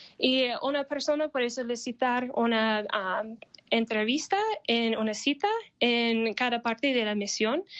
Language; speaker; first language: Spanish; non-native, learner; English